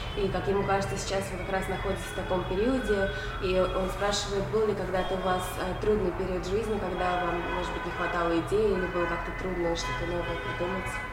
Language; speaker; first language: Russian; native; Russian